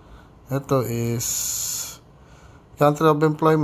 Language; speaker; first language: English; non-native, local second language; Filipino